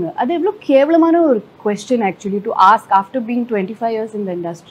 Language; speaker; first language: Tamil; non-native, fluent; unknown